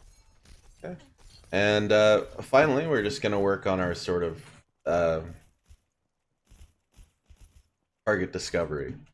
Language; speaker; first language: English; native; English